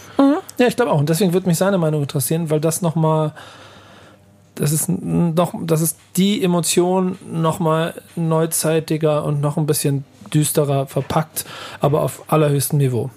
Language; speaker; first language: German; native; German